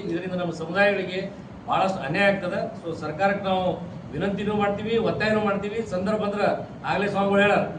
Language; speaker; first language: Kannada; non-native, local second language; Lambadi